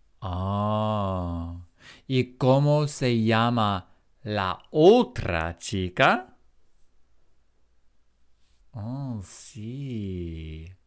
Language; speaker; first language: Spanish; non-native, fluent; English